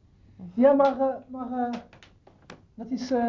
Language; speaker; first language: Dutch; non-native, learner; Arabic